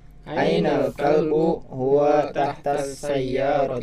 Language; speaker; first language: Arabic; non-native, learner; Indonesian